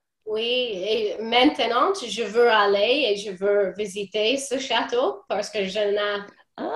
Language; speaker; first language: French; non-native, fluent; English